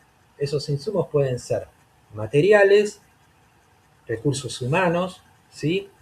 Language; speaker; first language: Spanish; native; Spanish